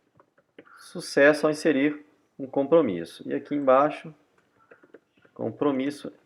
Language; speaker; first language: Portuguese; native; Portuguese